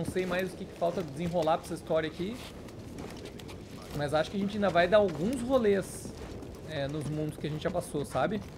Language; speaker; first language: Portuguese; native; Portuguese